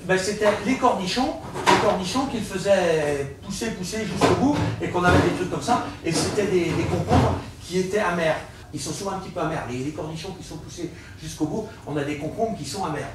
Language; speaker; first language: French; native; French